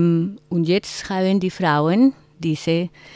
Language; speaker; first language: German; non-native, fluent; Spanish